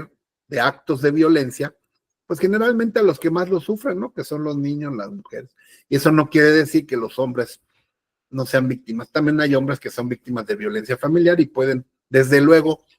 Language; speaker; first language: Spanish; native; Spanish